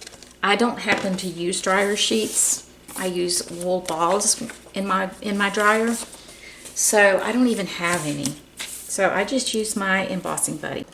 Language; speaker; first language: English; native; English